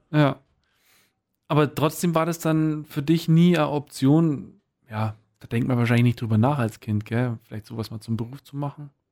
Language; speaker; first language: German; native; German